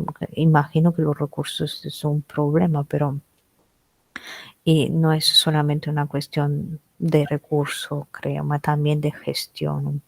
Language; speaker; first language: Spanish; non-native, fluent; Italian